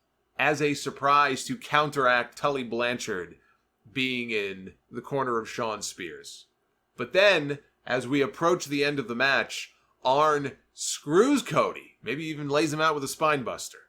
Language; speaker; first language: English; native; English